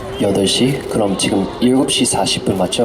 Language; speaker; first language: Korean; non-native, fluent; English